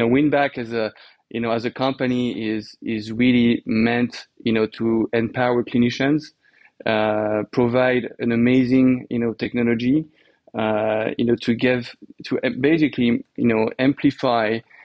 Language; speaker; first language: English; non-native, fluent; French